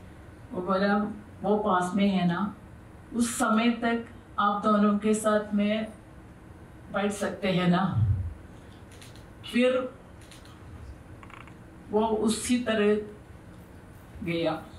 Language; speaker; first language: Hindi; non-native, local second language; Malayalam